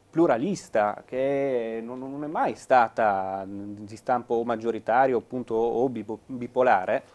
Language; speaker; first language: Italian; native; Italian